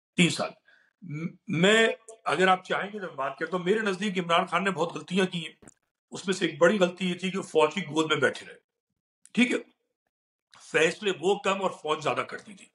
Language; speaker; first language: Urdu; native; Urdu